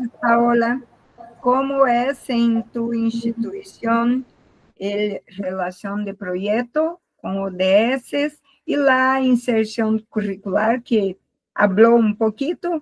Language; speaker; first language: Spanish; non-native, learner; Portuguese